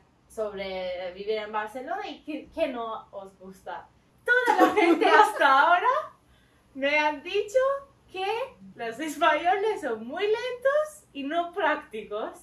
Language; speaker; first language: Spanish; non-native, learner; Turkish